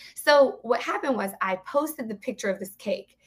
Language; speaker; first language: English; native; English